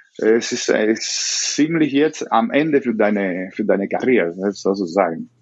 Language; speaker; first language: German; non-native, learner; Spanish